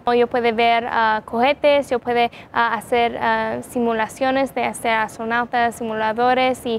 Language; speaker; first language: Spanish; non-native, learner; English